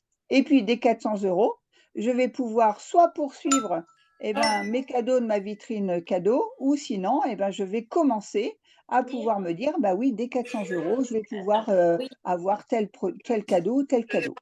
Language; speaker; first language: French; native; French